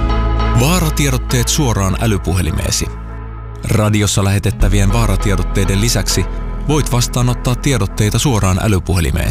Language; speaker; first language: Finnish; native; Finnish